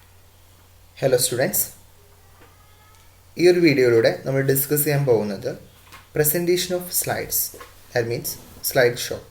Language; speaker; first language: Malayalam; native; Malayalam